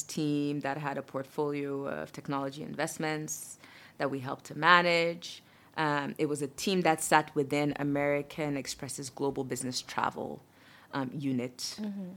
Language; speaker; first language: English; non-native, fluent; French